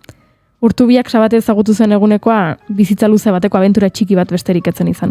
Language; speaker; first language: Basque; native; Basque